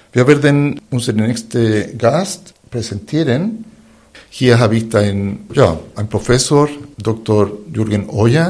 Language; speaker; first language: German; non-native, fluent; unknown